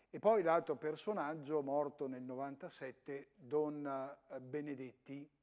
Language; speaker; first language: Italian; native; Italian